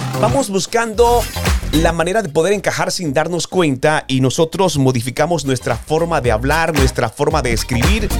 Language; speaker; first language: Spanish; native; Spanish